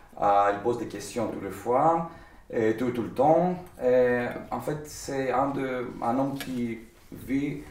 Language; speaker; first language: French; non-native, fluent; Greek